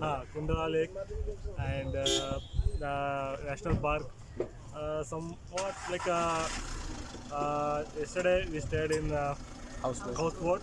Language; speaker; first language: English; non-native, local second language; Kannada